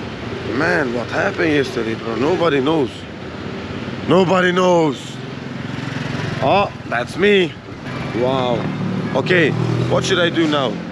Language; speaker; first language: English; non-native, learner; Portuguese